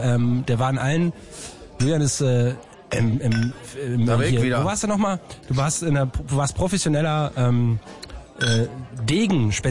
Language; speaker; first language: German; native; German